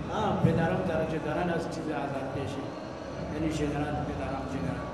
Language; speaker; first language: Persian; non-native, learner; Malagasy